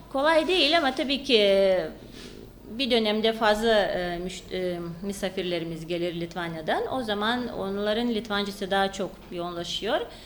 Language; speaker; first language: Turkish; non-native, fluent; Lithuanian